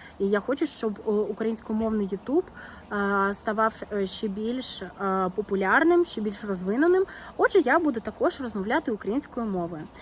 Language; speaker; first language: Ukrainian; non-native, local second language; Russian